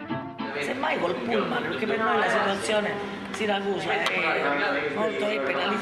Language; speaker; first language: Italian; native; Italian